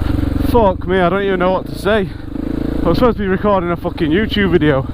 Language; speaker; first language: English; native; English